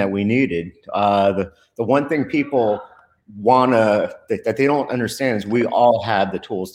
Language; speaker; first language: English; early bilingual, other home language; Spanish